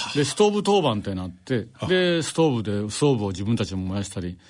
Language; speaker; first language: Japanese; native; Japanese